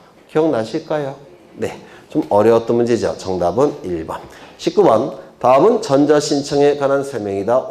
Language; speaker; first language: Korean; native; Korean